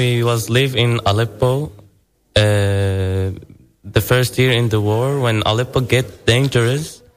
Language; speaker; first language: English; non-native, learner; Arabic